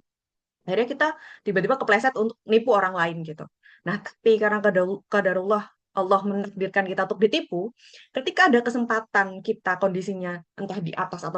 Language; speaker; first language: Indonesian; native; Indonesian